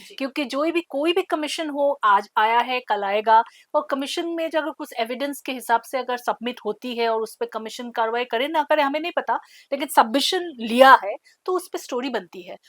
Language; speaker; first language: Hindi; non-native, local second language; Assamese